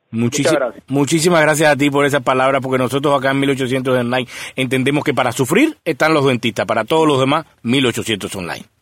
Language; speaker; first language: Spanish; native; Spanish